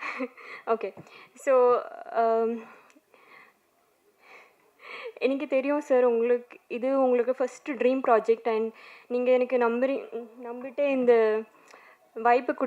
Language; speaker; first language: Tamil; non-native, learner; Bangla